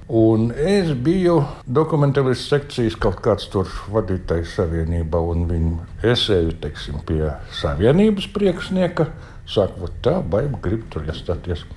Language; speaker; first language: Latvian; native; Latvian